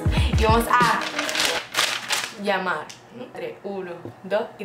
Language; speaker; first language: Spanish; native; Spanish